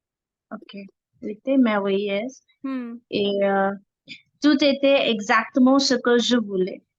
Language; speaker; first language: French; non-native, learner; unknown